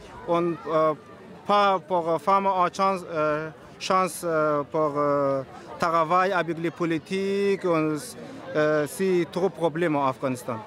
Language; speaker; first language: French; non-native, learner; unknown